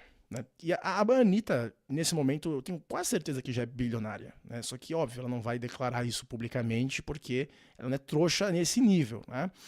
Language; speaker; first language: Portuguese; native; Portuguese